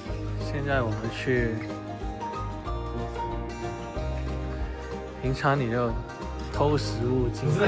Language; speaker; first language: Chinese; non-native, fluent; Cantonese